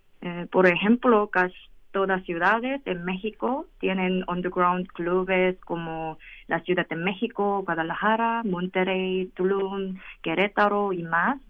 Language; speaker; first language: Spanish; non-native, learner; Korean